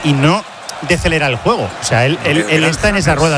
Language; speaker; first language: Spanish; native; Spanish